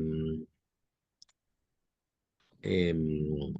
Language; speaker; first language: German; non-native, learner; Spanish